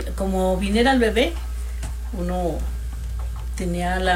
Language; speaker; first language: Spanish; native; Spanish